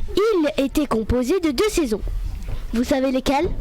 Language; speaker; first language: French; native; French